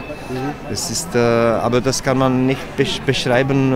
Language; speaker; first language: German; non-native, learner; Czech